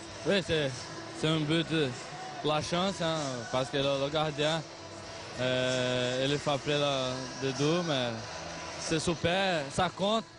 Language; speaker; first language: French; non-native, learner; Portuguese